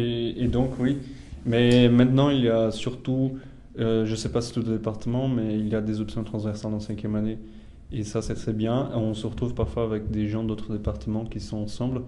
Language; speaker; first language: French; non-native, fluent; Portuguese